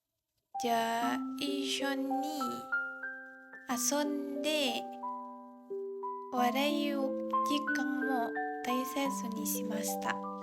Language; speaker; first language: Japanese; non-native, learner; Indonesian